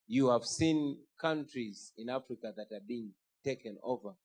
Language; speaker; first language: English; non-native, local second language; Ganda